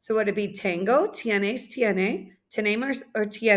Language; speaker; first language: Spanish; non-native, fluent; English